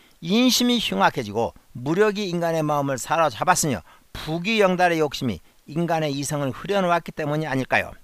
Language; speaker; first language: Korean; native; Korean